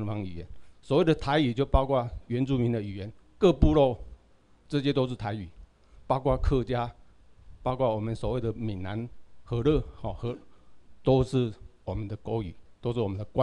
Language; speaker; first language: Chinese; non-native, local second language; Min Nan Chinese